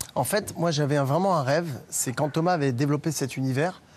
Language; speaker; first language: French; native; French